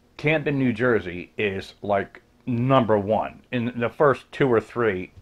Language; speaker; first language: English; native; English